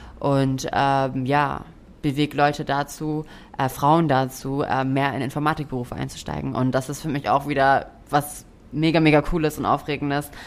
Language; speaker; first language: German; native; German